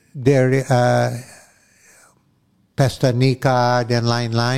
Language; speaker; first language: Indonesian; non-native, fluent; English